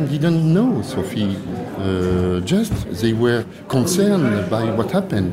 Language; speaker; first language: English; non-native, fluent; French